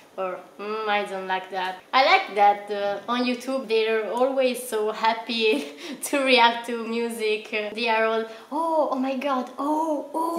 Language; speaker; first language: English; non-native, fluent; Italian